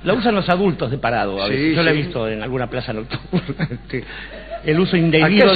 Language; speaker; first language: Spanish; native; Spanish